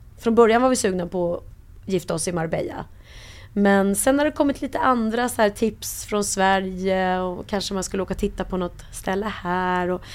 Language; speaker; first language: Swedish; native; Swedish